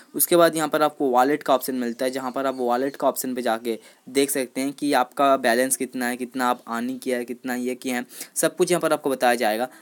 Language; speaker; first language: Hindi; non-native, local second language; Bangla